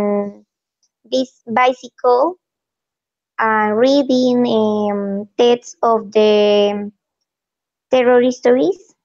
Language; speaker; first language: English; non-native, learner; Spanish